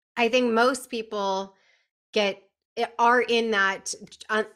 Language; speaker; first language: English; native; English